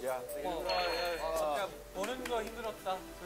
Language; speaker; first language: Korean; non-native, fluent; Japanese